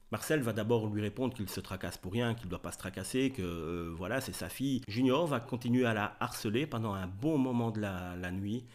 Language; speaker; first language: French; native; French